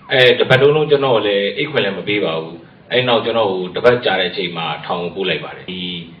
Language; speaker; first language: Burmese; native; Burmese